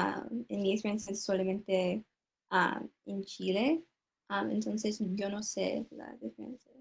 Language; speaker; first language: Spanish; non-native, learner; English